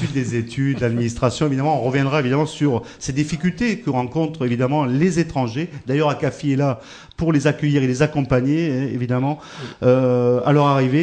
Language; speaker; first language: French; native; French